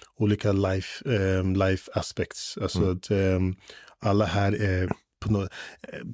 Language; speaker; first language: Swedish; non-native, fluent; English